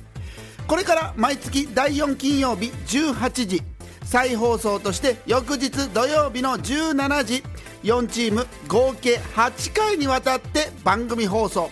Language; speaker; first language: Japanese; native; Japanese